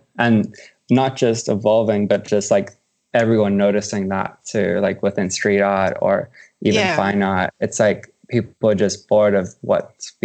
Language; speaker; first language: English; native; English